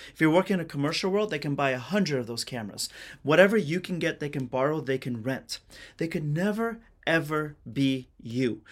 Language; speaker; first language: English; early bilingual, other home language; Persian